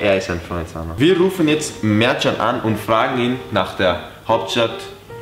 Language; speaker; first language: German; native; German